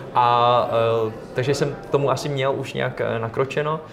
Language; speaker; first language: Czech; early bilingual, other home language; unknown